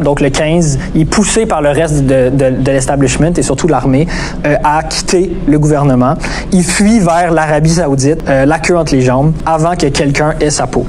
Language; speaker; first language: French; native; French